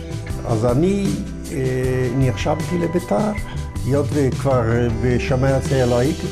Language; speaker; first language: Hebrew; non-native, fluent; Yiddish